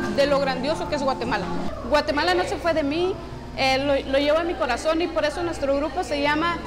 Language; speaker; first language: Spanish; native; Spanish